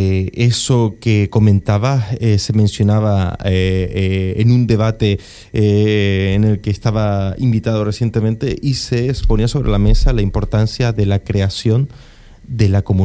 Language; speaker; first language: Spanish; native; Spanish